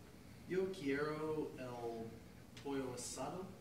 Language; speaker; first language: Spanish; non-native, learner; English